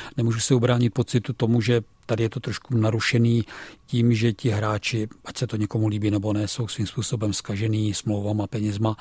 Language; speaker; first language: Czech; native; Czech